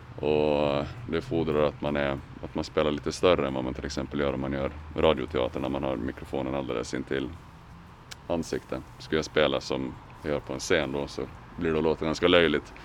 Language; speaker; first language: Swedish; native; Swedish